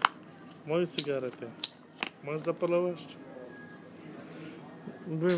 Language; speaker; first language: Czech; non-native, learner; Turkish